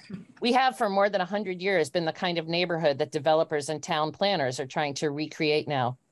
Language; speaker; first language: English; native; English